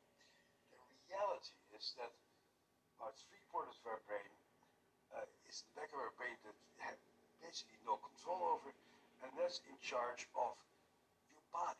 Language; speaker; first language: English; non-native, fluent; Dutch